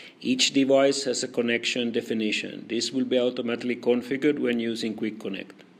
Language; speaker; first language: English; non-native, fluent; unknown